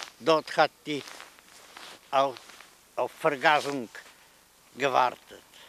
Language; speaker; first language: German; non-native, learner; Polish